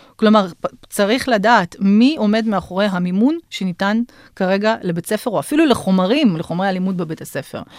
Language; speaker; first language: Hebrew; non-native, fluent; Russian